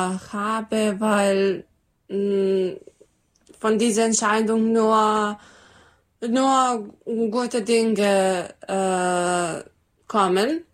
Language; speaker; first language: German; non-native, learner; Serbian